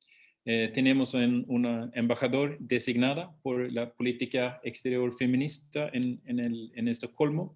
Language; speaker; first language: Spanish; non-native, fluent; Swedish